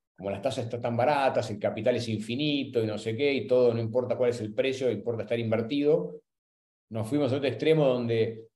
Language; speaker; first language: Spanish; native; Spanish